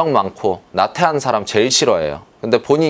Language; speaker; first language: Korean; native; Korean